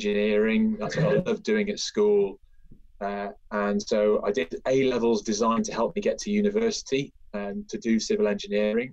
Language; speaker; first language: English; native; English